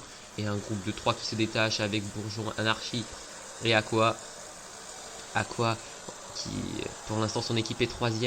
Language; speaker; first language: French; native; French